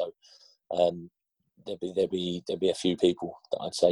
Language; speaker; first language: English; native; English